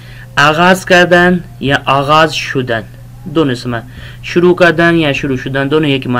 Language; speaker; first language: Persian; non-native, fluent; Urdu